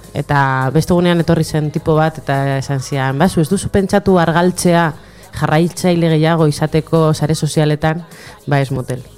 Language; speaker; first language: Basque; non-native, local second language; Spanish